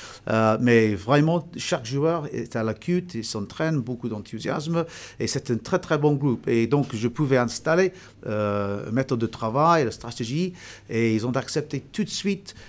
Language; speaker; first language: French; non-native, fluent; English